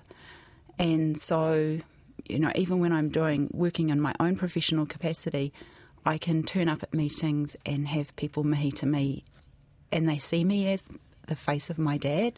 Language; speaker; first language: English; native; English